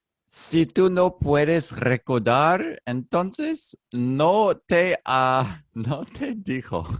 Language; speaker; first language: Spanish; non-native, learner; English